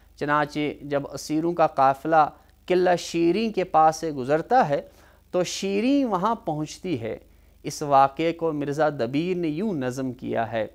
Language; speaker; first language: Urdu; non-native, local second language; Kashmiri